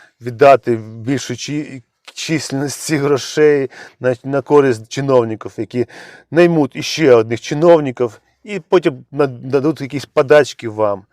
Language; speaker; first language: Ukrainian; native; Ukrainian